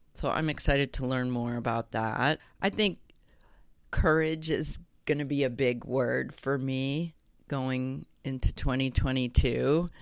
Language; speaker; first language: English; native; English